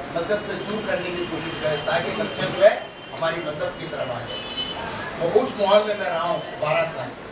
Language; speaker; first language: Hindi; non-native, local second language; Urdu